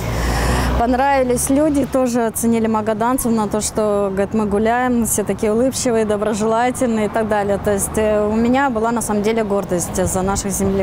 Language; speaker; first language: Russian; native; Russian